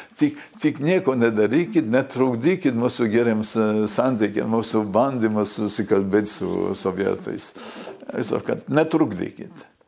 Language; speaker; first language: Lithuanian; early bilingual, heritage; Lithuanian